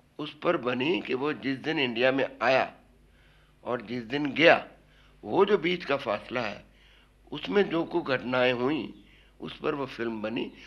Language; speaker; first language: Hindi; native; Hindi